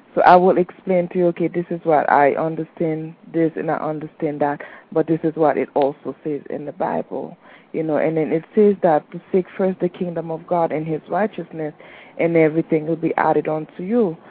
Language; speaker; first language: English; non-native, fluent; Haitian Creole